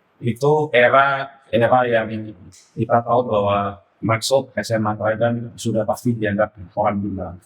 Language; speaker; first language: Indonesian; native; Indonesian